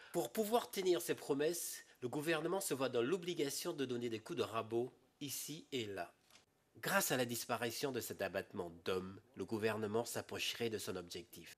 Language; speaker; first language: French; native; French